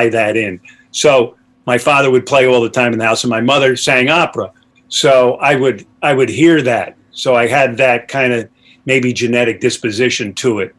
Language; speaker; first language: English; native; English